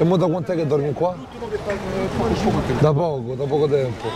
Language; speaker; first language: Italian; native; Italian